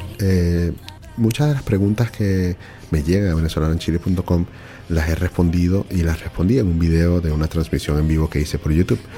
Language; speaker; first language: Spanish; native; Spanish